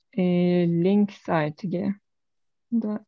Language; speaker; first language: German; non-native, learner; Turkish